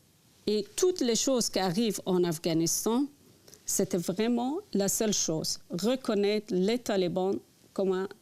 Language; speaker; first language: French; non-native, learner; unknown